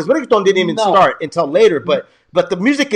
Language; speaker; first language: English; early bilingual, other home language; Spanish